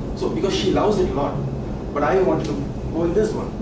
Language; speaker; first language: English; non-native, local second language; Tamil